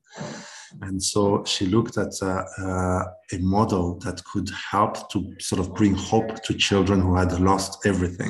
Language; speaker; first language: English; non-native, local second language; Kinyarwanda